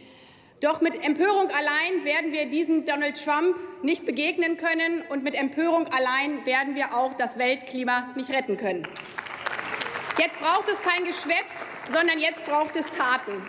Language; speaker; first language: German; native; German